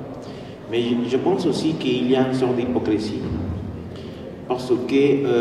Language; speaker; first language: French; non-native, fluent; Spanish